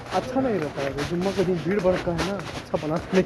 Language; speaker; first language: Hindi; non-native, local second language; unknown